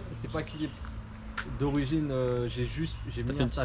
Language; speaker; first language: French; native; French